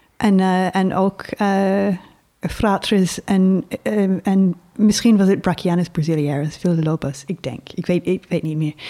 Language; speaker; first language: Dutch; non-native, fluent; English